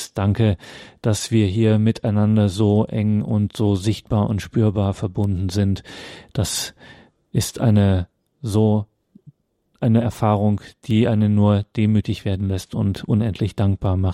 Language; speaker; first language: German; native; German